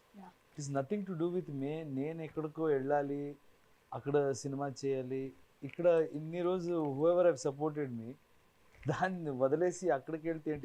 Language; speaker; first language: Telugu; non-native, fluent; Kannada